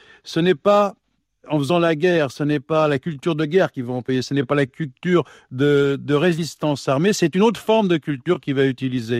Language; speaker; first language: French; native; French